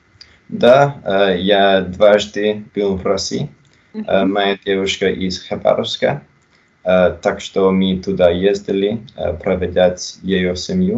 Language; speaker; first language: Russian; non-native, learner; English